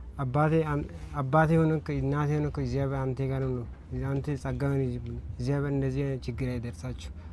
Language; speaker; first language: Amharic; non-native, local second language; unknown